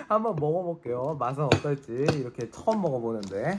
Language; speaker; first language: Korean; native; Korean